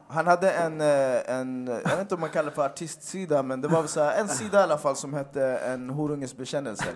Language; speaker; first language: Swedish; native; Swedish